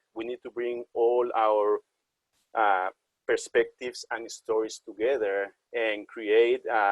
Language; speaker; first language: English; non-native, fluent; Spanish